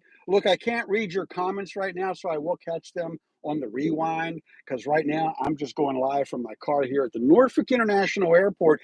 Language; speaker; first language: English; native; English